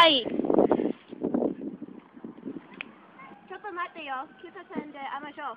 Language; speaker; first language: Japanese; non-native, learner; English